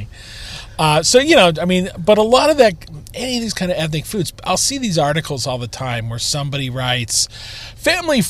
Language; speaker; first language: English; native; English